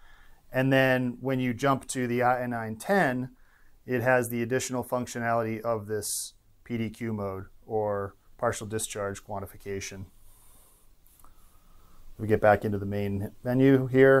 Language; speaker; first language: English; native; English